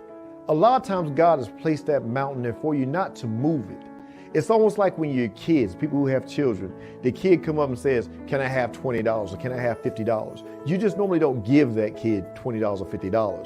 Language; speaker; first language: English; native; English